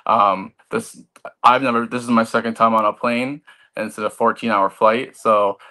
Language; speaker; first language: English; native; English